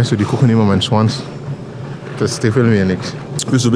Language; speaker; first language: German; non-native, learner; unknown